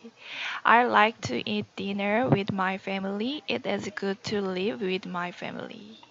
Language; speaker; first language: English; non-native, learner; Korean